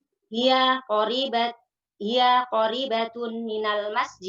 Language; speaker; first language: Arabic; non-native, learner; Indonesian